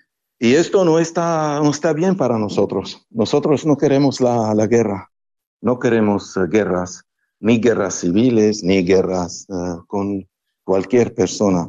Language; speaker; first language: Spanish; non-native, fluent; Arabic